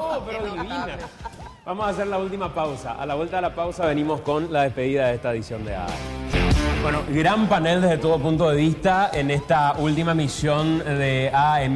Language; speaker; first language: Spanish; native; Spanish